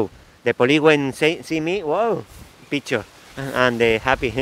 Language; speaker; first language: English; non-native, learner; Spanish